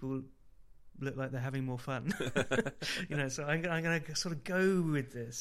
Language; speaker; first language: English; native; English